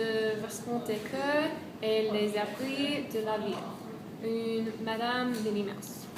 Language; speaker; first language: French; non-native, learner; English